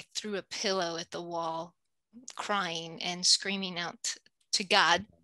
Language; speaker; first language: English; native; English